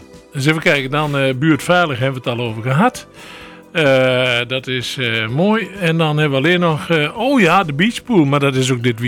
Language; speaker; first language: Dutch; native; Dutch